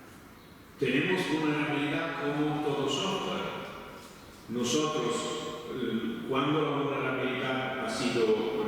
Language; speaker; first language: Spanish; non-native, fluent; Italian